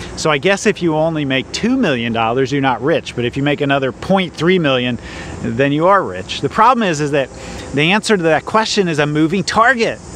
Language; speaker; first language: English; native; English